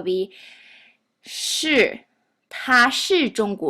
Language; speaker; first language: Chinese; non-native, fluent; English